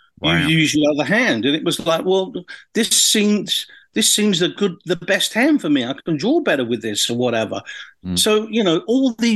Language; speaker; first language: English; native; English